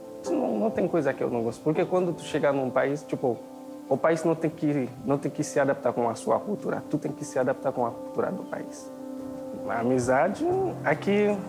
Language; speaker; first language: Portuguese; non-native, fluent; Haitian Creole